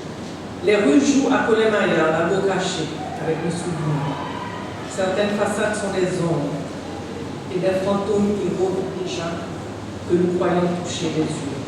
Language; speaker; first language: French; non-native, local second language; Haitian Creole